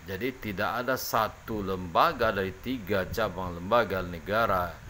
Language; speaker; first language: Indonesian; native; Indonesian